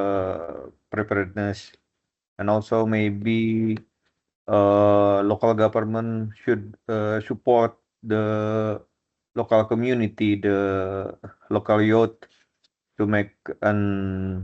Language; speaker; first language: English; non-native, fluent; Indonesian